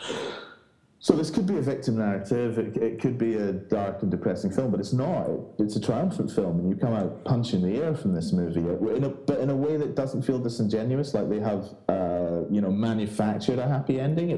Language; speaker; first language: English; native; English